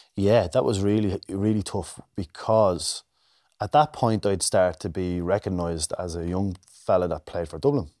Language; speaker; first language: English; native; English